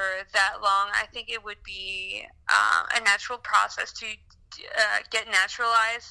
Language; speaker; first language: English; non-native, fluent; French